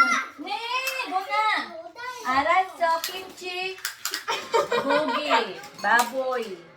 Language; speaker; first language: Korean; non-native, learner; Filipino